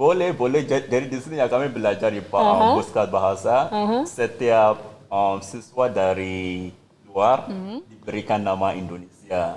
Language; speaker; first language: Indonesian; non-native, fluent; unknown